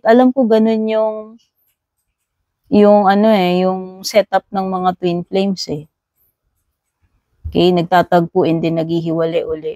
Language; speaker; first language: Filipino; native; Filipino